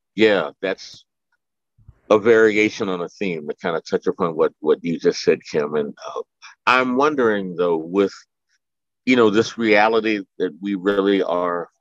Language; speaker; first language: English; native; English